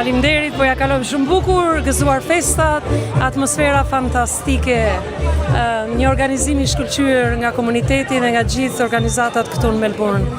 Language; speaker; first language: Albanian; native; Albanian